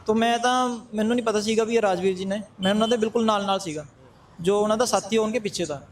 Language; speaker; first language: Hindi; non-native, local second language; Punjabi